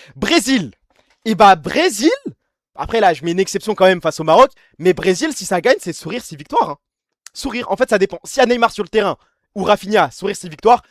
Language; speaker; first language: French; early bilingual, other home language; Arabic